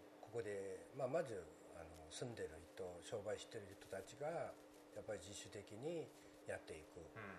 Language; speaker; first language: Japanese; non-native, fluent; Korean